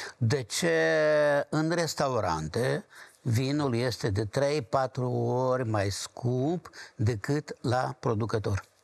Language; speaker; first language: Romanian; native; Romanian